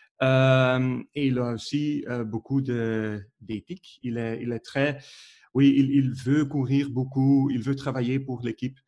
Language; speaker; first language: French; non-native, learner; Dutch